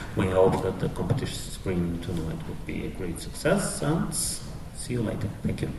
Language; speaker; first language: English; non-native, fluent; Russian